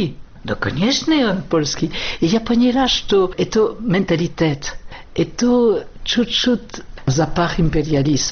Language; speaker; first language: Russian; non-native, learner; French